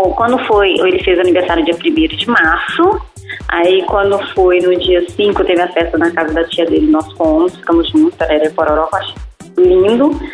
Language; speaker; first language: Portuguese; native; Portuguese